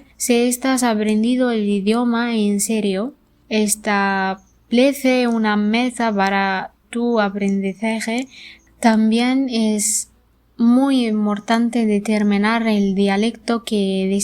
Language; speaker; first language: Spanish; non-native, learner; Arabic